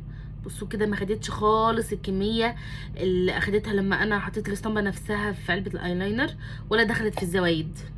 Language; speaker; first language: Arabic; native; Arabic